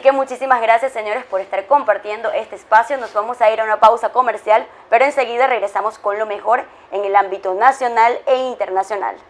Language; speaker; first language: Spanish; native; Spanish